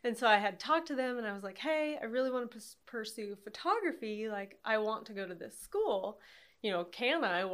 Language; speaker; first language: English; native; English